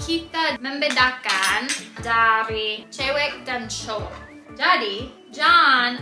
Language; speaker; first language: Indonesian; non-native, learner; English